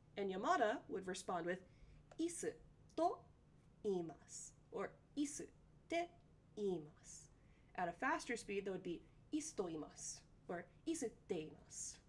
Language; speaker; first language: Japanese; non-native, fluent; English